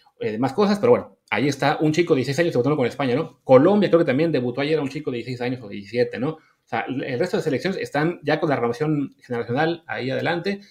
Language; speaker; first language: Spanish; native; Spanish